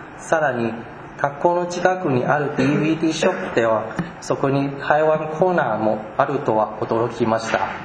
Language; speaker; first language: Japanese; non-native, fluent; Chinese